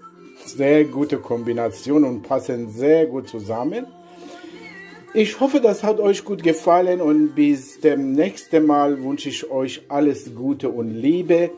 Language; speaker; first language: German; non-native, learner; Persian